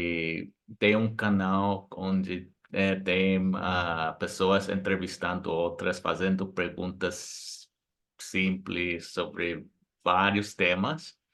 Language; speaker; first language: Portuguese; non-native, fluent; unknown